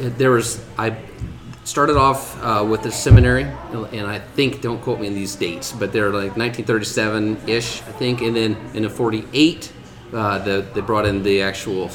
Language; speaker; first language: English; native; English